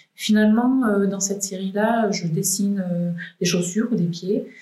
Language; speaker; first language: French; native; French